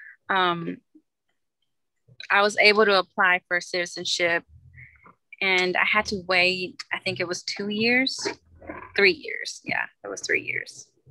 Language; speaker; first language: English; early bilingual, other home language; Spanish